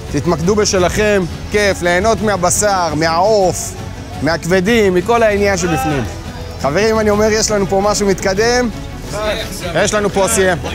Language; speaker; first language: Hebrew; native; Hebrew